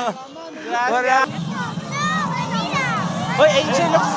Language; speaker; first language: Spanish; non-native, learner; Filipino